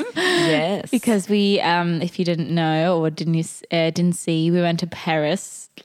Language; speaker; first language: English; non-native, fluent; German